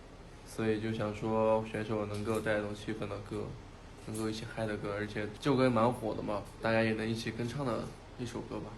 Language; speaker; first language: Chinese; native; Chinese